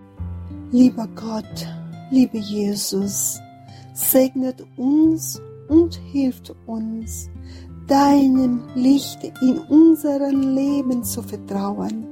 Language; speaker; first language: German; non-native, fluent; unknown